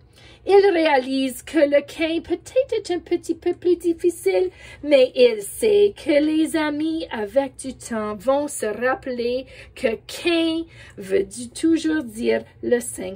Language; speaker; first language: French; non-native, fluent; English